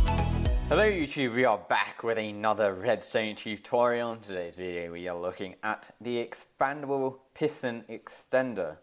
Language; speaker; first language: English; native; English